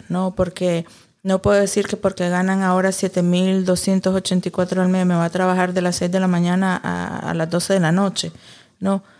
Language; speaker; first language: Spanish; early bilingual, heritage; Spanish